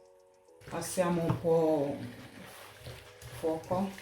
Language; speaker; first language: Italian; non-native, learner; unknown